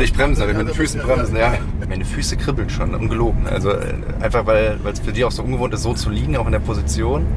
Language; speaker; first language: German; native; German